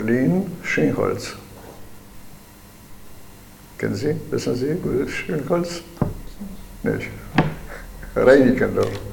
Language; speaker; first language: German; non-native, learner; Polish